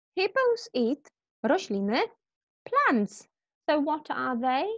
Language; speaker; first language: English; non-native, fluent; Polish